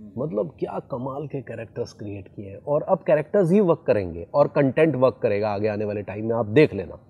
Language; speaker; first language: Hindi; native; Hindi